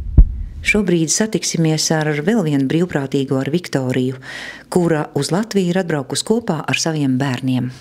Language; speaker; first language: Latvian; native; Latvian